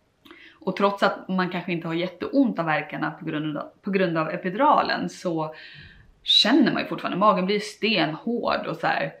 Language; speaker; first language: Swedish; native; Swedish